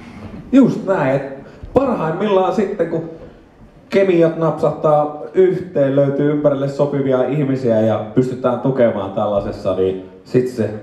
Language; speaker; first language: Finnish; native; Finnish